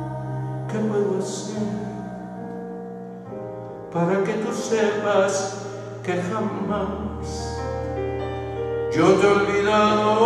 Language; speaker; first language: Spanish; native; Spanish